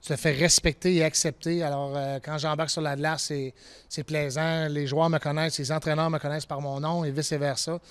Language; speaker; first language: French; native; French